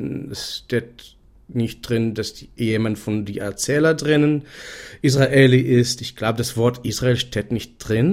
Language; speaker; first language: German; non-native, fluent; Hebrew